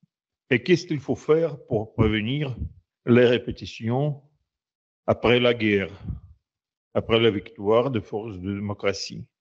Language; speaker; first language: French; non-native, fluent; Russian